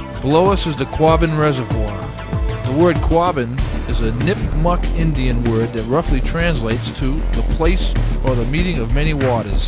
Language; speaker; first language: English; native; English